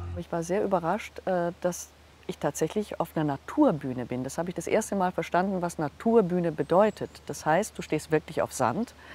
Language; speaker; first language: German; non-native, local second language; Hungarian